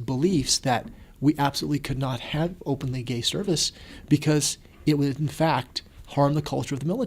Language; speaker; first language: English; native; English